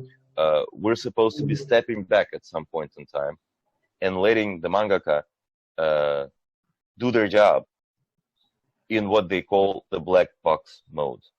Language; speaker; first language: English; non-native, fluent; Russian